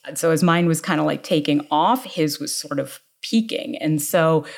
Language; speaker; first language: English; native; English